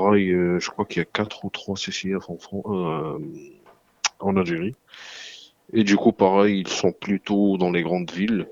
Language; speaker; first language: French; non-native, local second language; Arabic